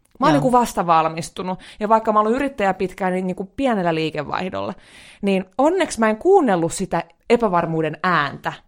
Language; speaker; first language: Finnish; native; Finnish